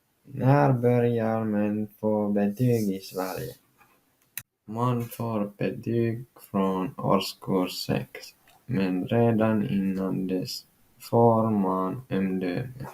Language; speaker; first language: Swedish; non-native, local second language; Finnish